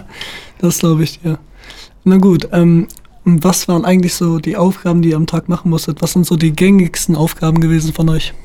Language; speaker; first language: German; native; German